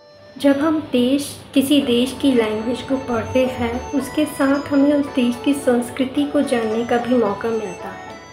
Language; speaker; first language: Hindi; native; Hindi